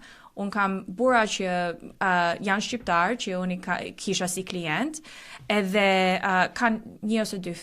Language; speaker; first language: Albanian; early bilingual, heritage; Albanian